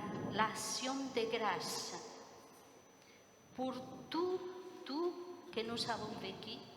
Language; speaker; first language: French; non-native, fluent; Spanish